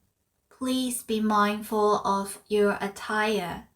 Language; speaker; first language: English; non-native, fluent; Korean